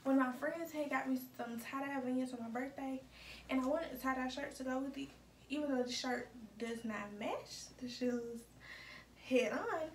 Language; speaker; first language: English; native; English